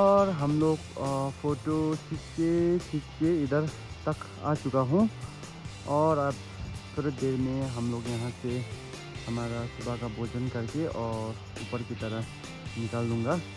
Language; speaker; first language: Hindi; non-native, local second language; Nepali